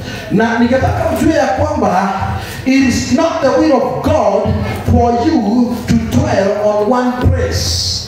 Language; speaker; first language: English; non-native, local second language; Swahili